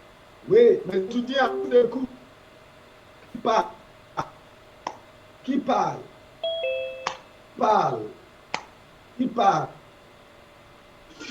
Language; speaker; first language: French; non-native, fluent; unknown